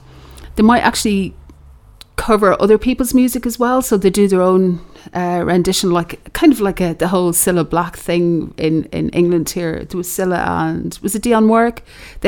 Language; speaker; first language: English; native; English